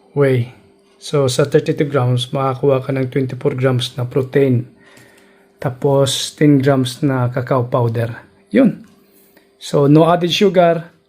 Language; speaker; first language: Filipino; native; Filipino